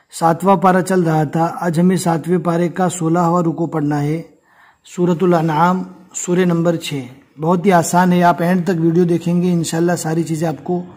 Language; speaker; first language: Urdu; native; Urdu